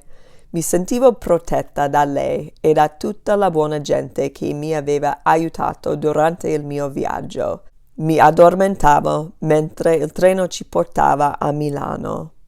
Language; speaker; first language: Italian; non-native, fluent; English